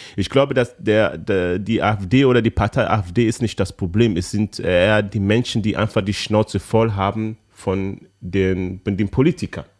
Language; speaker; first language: German; early bilingual, other home language; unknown